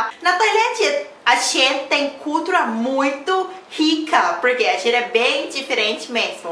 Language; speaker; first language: Portuguese; non-native, learner; Thai